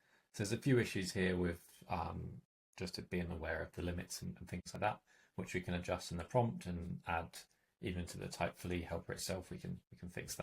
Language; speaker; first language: English; native; English